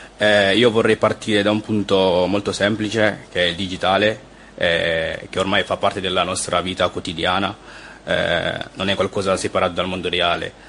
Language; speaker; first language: Italian; non-native, fluent; Fula